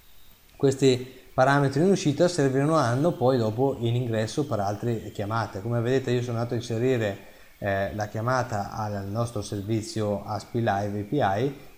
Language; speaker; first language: Italian; native; Italian